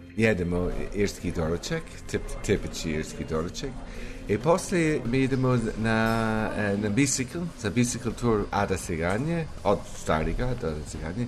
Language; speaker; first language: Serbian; non-native, learner; English